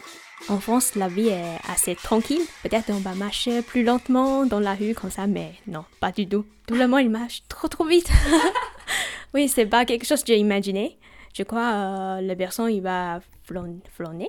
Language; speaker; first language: French; non-native, fluent; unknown